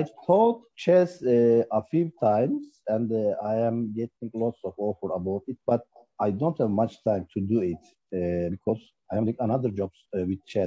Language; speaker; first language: English; non-native, learner; Turkish